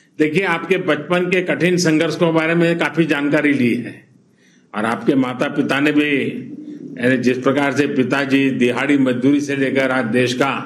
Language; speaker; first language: Hindi; non-native, local second language; Gujarati